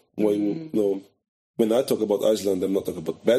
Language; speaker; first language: English; non-native, fluent; Portuguese